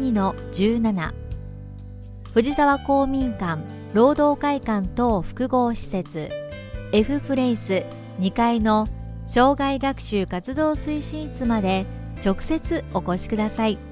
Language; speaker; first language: Japanese; native; Japanese